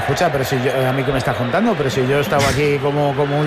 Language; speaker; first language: Spanish; native; Spanish